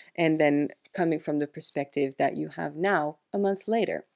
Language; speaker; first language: English; non-native, fluent; French